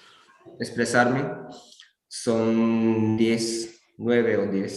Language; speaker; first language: Spanish; non-native, learner; English